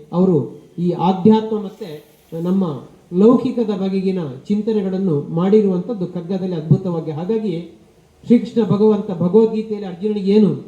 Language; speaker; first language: Kannada; non-native, local second language; Tulu